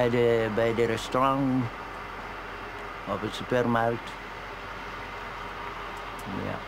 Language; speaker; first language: Dutch; non-native, learner; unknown